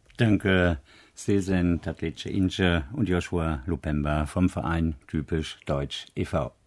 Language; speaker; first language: German; native; German